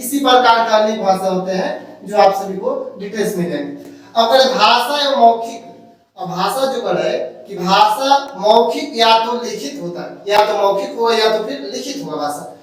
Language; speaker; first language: Hindi; native; Hindi